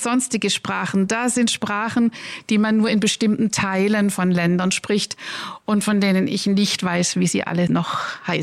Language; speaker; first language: German; native; German